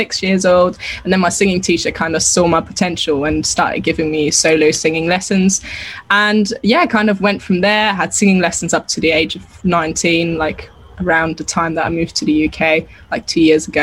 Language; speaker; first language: English; non-native, fluent; German